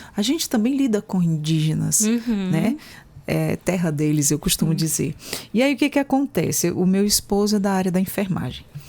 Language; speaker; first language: Portuguese; native; Portuguese